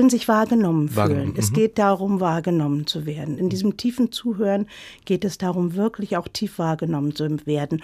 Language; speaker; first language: German; native; German